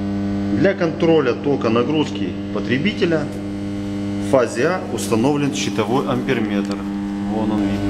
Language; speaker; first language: Russian; native; Russian